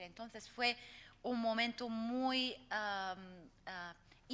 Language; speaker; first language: Spanish; non-native, fluent; Arabic